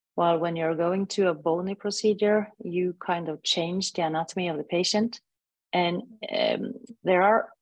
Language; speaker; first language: English; non-native, fluent; Norwegian